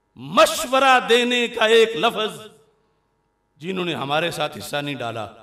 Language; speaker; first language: Urdu; non-native, local second language; Punjabi